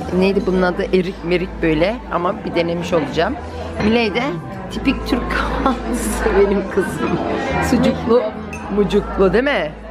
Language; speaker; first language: Turkish; early bilingual, heritage; Turkish